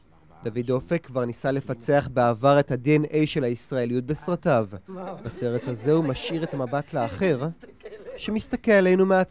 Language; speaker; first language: Hebrew; native; Hebrew